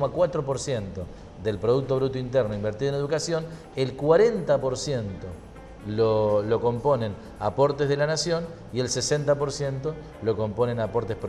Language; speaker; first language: Spanish; native; Spanish